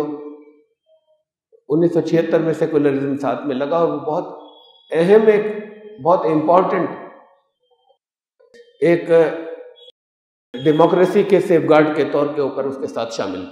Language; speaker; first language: Urdu; native; Urdu